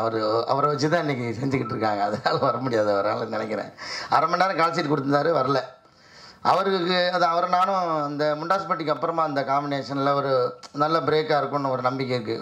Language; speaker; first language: Tamil; native; Tamil